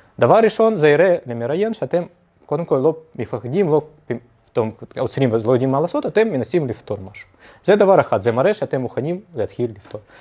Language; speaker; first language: Hebrew; non-native, fluent; Russian